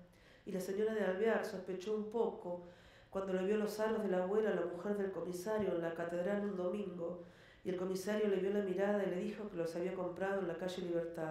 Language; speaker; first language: Spanish; native; Spanish